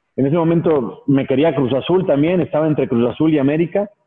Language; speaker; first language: Spanish; native; Spanish